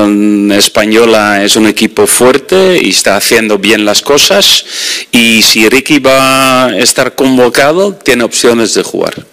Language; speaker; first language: Spanish; non-native, fluent; Dutch